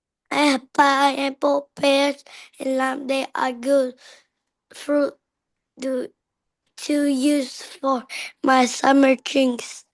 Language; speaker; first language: English; non-native, learner; Vietnamese